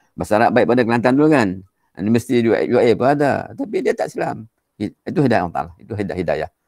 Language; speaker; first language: Malay; native; Malay